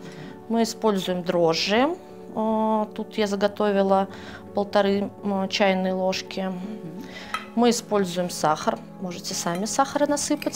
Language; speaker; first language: Russian; native; Russian